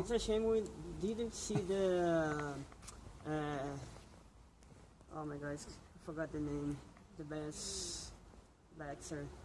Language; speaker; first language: English; non-native, learner; Portuguese